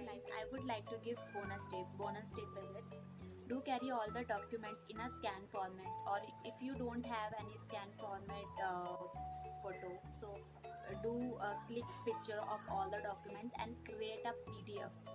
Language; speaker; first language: English; non-native, local second language; Hindi